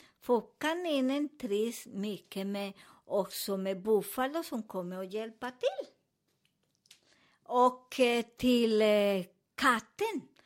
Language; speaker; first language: Swedish; non-native, learner; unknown